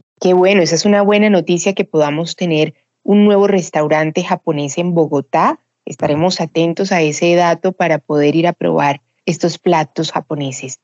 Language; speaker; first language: Spanish; native; Spanish